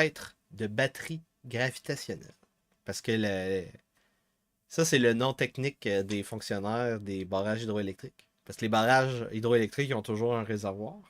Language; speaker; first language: French; native; French